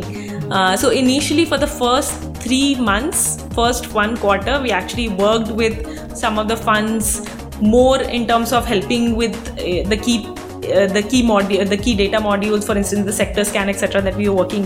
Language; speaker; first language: English; non-native, local second language; Hindi